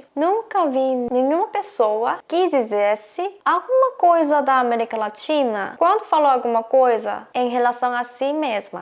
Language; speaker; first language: Portuguese; non-native, fluent; Korean